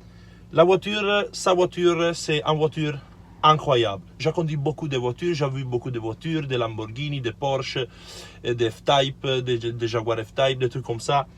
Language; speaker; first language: French; non-native, learner; Italian